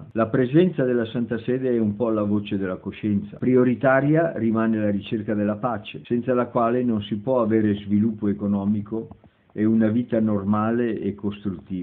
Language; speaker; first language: Italian; native; Italian